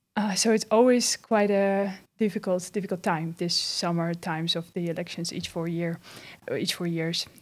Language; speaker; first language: English; non-native, fluent; Russian